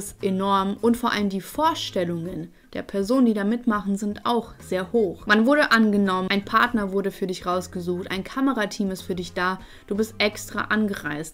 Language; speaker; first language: German; native; German